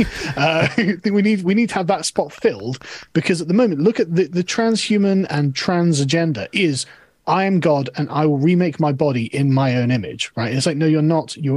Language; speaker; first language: English; native; English